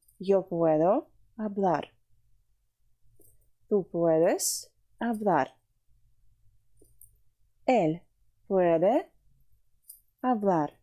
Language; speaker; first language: Spanish; non-native, fluent; Ukrainian